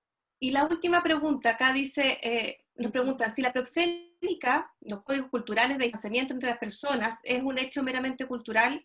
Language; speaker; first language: Spanish; native; Spanish